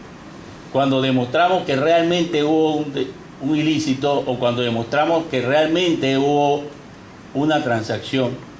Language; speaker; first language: Spanish; native; Spanish